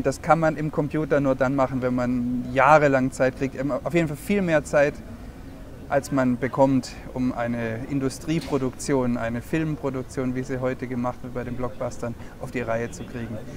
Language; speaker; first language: German; native; German